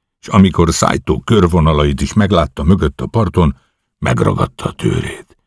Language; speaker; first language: Hungarian; native; Hungarian